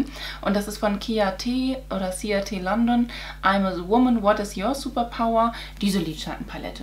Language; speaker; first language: German; native; German